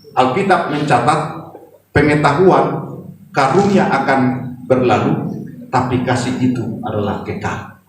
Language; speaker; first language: Indonesian; non-native, local second language; Batak Toba